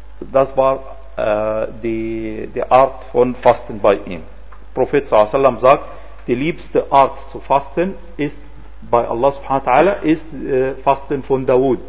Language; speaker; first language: German; non-native, fluent; Arabic